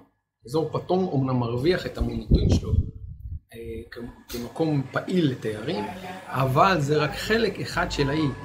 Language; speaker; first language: Hebrew; native; Hebrew